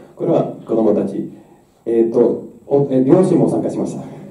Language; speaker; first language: Japanese; non-native, fluent; Spanish